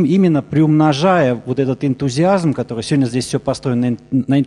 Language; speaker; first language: Russian; native; Russian